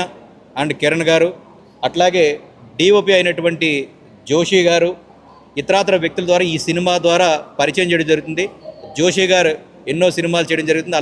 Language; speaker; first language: Telugu; native; Telugu